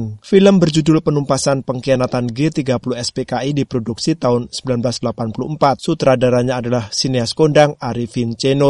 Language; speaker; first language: Indonesian; native; Indonesian